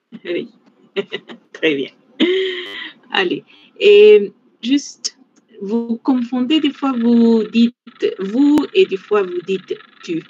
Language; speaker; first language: French; non-native, fluent; Spanish